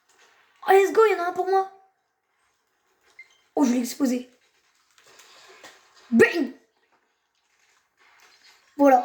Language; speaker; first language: French; native; French